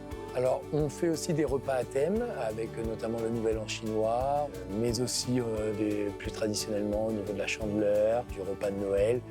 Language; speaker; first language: French; native; French